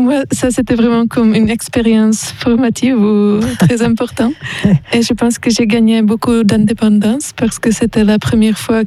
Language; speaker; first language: French; non-native, fluent; Czech